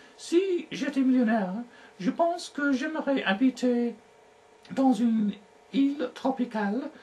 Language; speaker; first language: French; non-native, learner; English